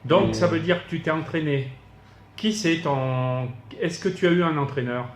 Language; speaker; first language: French; native; French